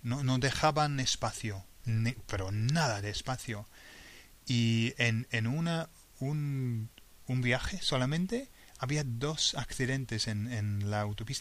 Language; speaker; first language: Spanish; non-native, fluent; English